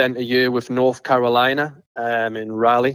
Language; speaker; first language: English; native; English